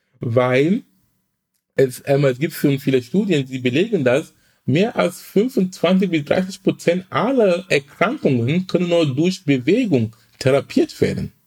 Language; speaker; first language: German; non-native, fluent; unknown